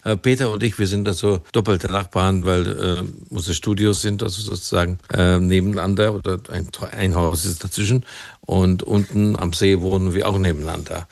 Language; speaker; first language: German; non-native, fluent; Hungarian